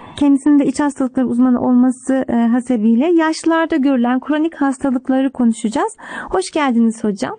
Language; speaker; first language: Turkish; native; Turkish